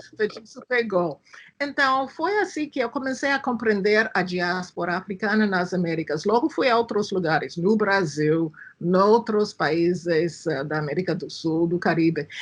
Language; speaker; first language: Portuguese; non-native, fluent; English